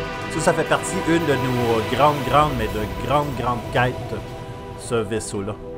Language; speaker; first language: French; native; French